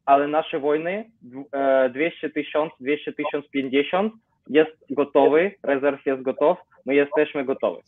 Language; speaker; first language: Polish; non-native, learner; Ukrainian